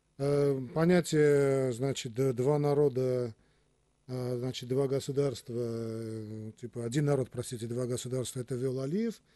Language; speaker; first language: Russian; non-native, local second language; Armenian